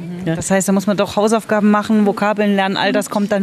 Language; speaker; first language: German; native; German